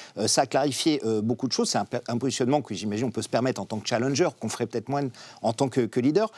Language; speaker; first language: French; native; French